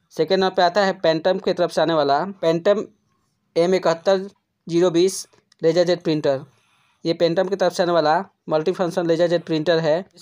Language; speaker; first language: Hindi; native; Hindi